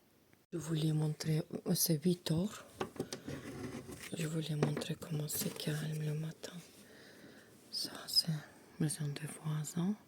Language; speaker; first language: French; non-native, learner; Russian